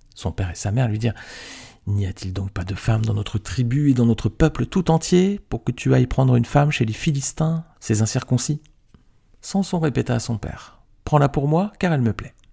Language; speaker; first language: French; native; French